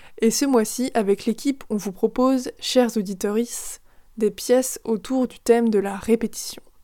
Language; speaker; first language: French; native; French